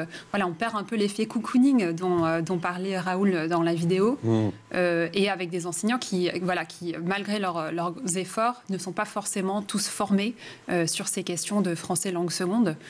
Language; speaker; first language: French; native; French